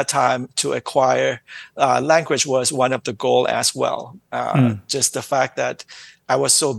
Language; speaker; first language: English; non-native, fluent; Thai